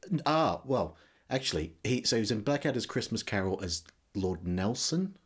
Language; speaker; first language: English; native; English